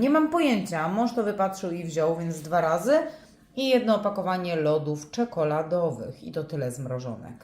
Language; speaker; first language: Polish; native; Polish